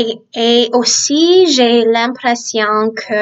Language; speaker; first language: French; early bilingual, other home language; Czech